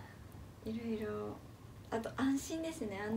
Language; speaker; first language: Japanese; early bilingual, other home language; Portuguese